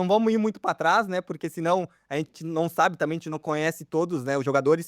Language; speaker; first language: Portuguese; native; Portuguese